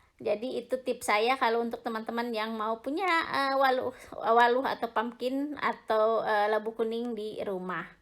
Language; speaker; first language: Indonesian; native; Indonesian